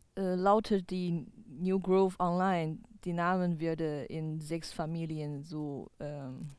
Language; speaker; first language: German; non-native, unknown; Chinese